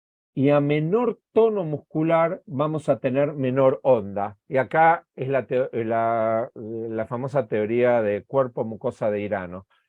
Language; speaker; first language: Spanish; native; Spanish